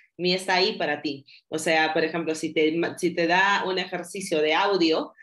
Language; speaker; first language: Spanish; native; Spanish